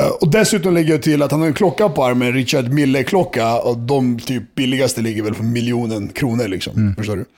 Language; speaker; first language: Swedish; early bilingual, other home language; Serbian